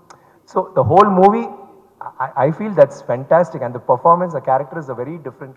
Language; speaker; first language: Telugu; non-native, learner; Tamil